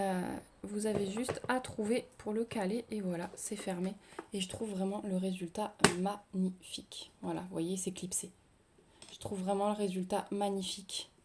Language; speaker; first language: French; native; French